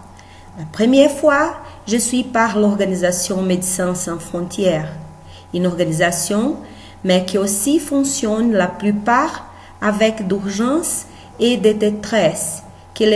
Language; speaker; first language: French; non-native, learner; Portuguese